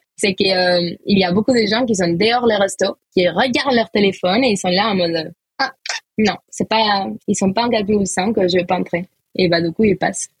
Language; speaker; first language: French; non-native, fluent; Spanish